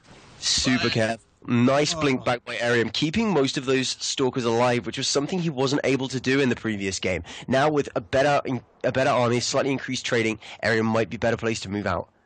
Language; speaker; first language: English; native; English